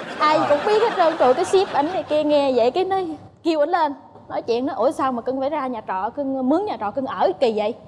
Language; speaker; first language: Vietnamese; native; Vietnamese